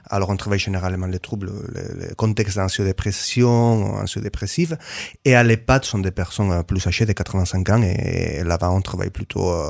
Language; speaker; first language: French; non-native, fluent; Spanish